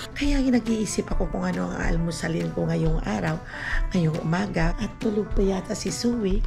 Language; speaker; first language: Filipino; non-native, local second language; Cebuano